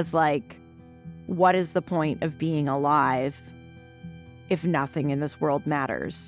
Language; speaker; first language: English; native; English